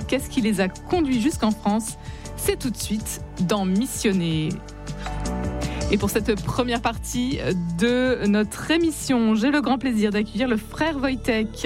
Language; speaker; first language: French; native; French